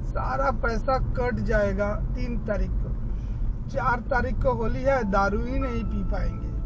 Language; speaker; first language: Hindi; non-native, local second language; Bangla